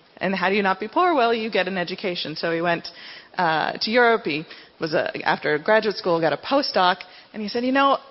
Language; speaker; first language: English; native; English